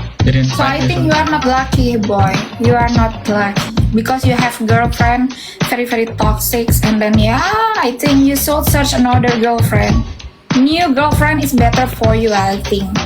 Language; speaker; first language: English; non-native, learner; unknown